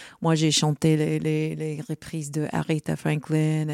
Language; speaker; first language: French; non-native, learner; English